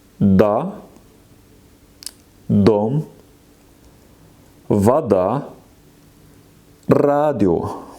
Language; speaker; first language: Russian; non-native, fluent; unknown